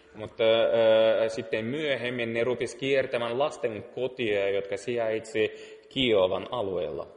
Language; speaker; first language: Finnish; non-native, fluent; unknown